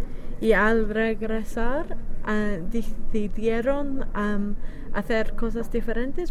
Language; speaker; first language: Spanish; non-native, learner; English